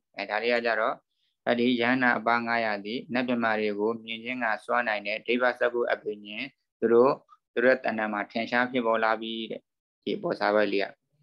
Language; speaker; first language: Burmese; native; Burmese